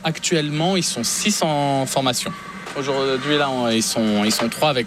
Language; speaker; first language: French; native; French